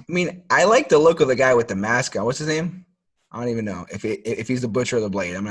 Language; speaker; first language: English; native; English